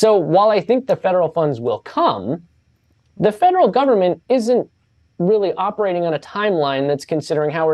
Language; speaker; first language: English; native; English